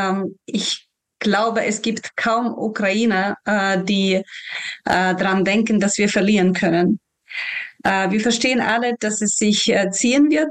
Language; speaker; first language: German; non-native, fluent; Ukrainian